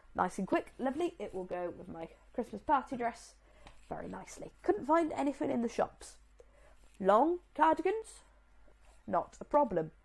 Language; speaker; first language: English; native; English